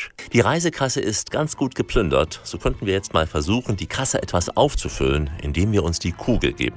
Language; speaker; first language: German; native; German